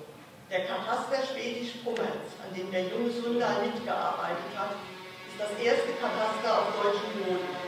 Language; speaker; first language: German; native; German